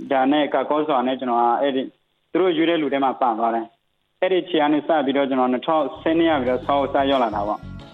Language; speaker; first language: Burmese; non-native, local second language; S'gaw Karen